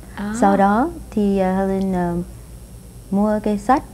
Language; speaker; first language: Vietnamese; non-native, fluent; Spanish